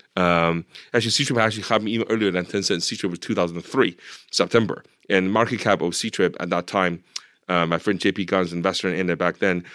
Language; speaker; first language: English; non-native, fluent; Chinese